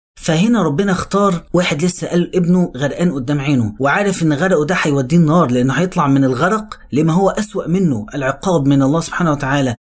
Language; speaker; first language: Arabic; native; Arabic